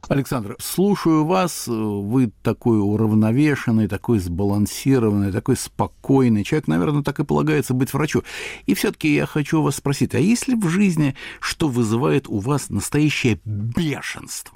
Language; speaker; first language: Russian; native; Russian